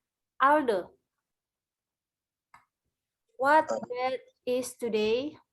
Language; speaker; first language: English; non-native, learner; Indonesian